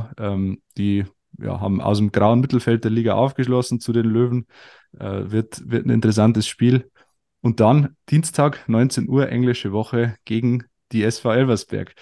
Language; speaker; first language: German; native; German